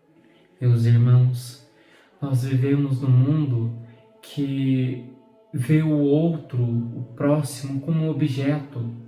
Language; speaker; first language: Portuguese; native; Portuguese